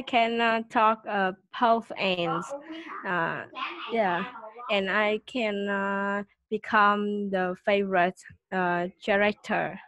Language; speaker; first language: English; non-native, learner; Vietnamese